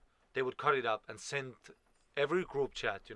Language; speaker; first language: English; non-native, fluent; Estonian